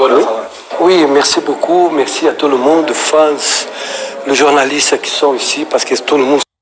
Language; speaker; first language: French; non-native, learner; Portuguese